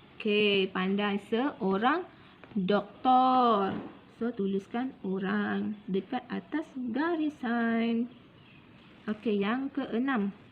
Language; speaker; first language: Malay; native; Malay